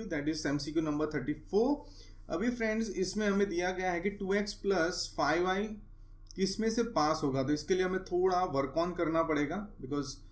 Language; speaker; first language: Hindi; non-native, local second language; Gujarati